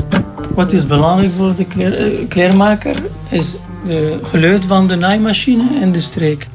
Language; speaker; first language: Dutch; non-native, learner; Arabic